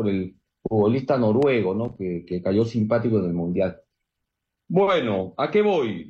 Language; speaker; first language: Spanish; native; Spanish